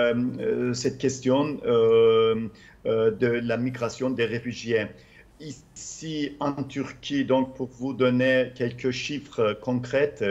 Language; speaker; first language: French; non-native, fluent; Turkish